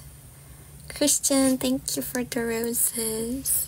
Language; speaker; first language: English; non-native, fluent; Georgian